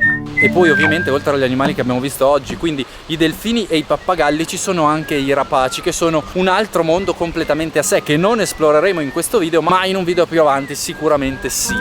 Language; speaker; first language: Italian; native; Italian